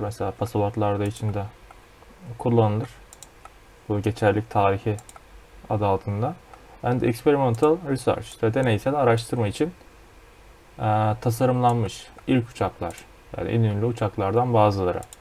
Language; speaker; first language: Turkish; native; Turkish